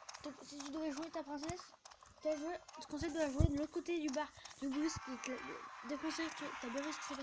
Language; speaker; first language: French; native; French